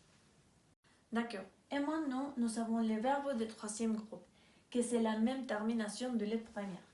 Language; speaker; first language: French; non-native, learner; Spanish